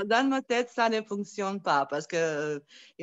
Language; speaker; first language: French; non-native, learner; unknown